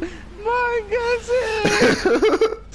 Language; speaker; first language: German; native; German